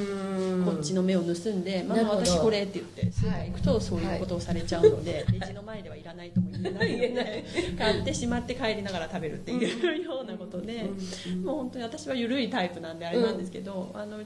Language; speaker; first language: Japanese; native; Japanese